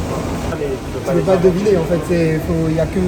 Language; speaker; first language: French; native; French